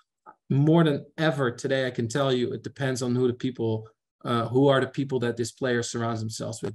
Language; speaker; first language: English; non-native, fluent; Dutch